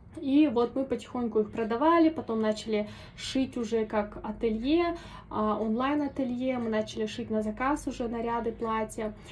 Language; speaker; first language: Russian; native; Russian